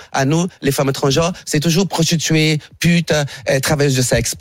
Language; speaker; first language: French; non-native, fluent; Portuguese